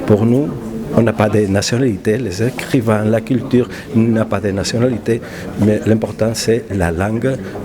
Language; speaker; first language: French; non-native, fluent; Spanish